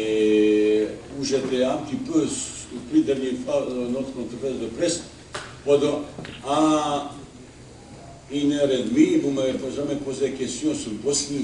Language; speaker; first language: French; non-native, fluent; Bosnian